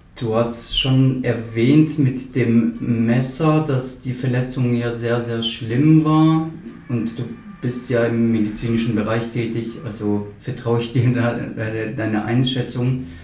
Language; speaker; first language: German; native; German